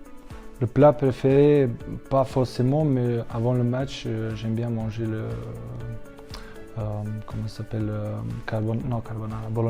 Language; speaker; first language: French; non-native, fluent; Slovenian